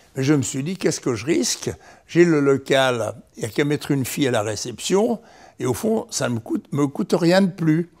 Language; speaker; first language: French; native; French